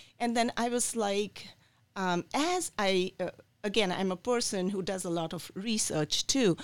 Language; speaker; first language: English; non-native, local second language; Bangla